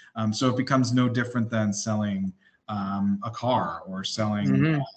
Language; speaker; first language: English; native; English